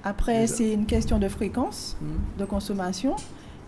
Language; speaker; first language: French; native; French